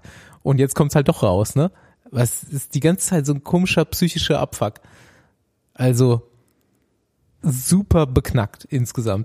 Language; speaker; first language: German; native; German